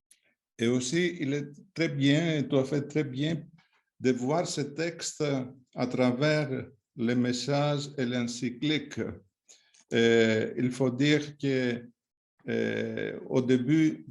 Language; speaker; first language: French; non-native, fluent; Greek